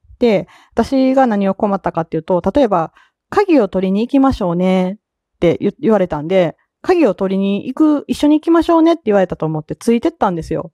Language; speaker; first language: Japanese; native; Japanese